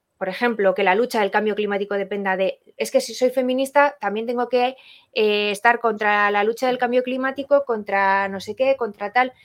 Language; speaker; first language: Spanish; non-native, learner; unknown